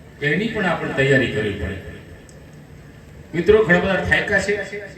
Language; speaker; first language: Gujarati; non-native, local second language; Rathawi